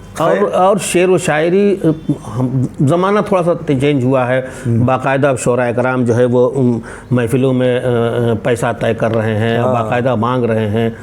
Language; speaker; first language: Urdu; native; Urdu